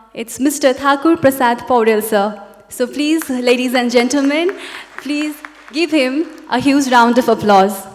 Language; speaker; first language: English; non-native, local second language; Nepali